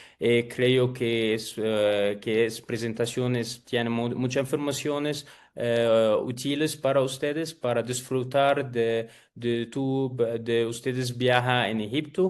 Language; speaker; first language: Spanish; non-native, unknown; Arabic